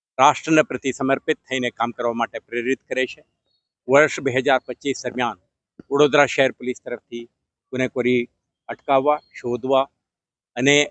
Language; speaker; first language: Gujarati; non-native, local second language; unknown